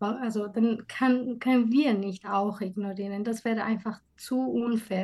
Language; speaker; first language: German; non-native, fluent; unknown